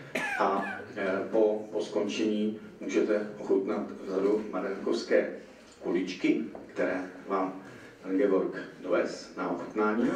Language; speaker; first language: Czech; native; Czech